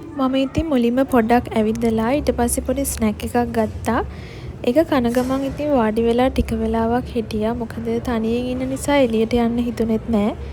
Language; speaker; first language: Sinhala; native; Sinhala